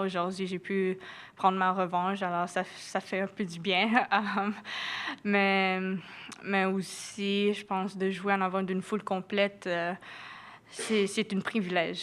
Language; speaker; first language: French; non-native, local second language; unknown